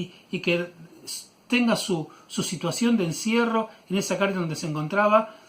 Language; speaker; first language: Spanish; native; Spanish